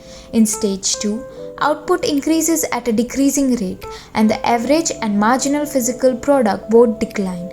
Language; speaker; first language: English; non-native, local second language; Gujarati